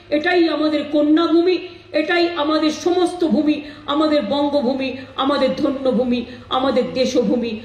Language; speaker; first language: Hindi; non-native, local second language; Bangla